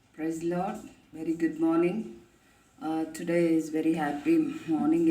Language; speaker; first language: English; non-native, local second language; Kannada